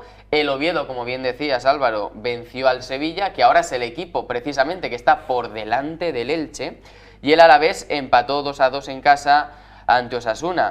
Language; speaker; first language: Spanish; native; Spanish